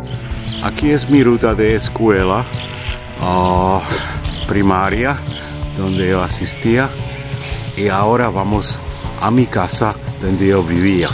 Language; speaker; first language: Spanish; non-native, fluent; Czech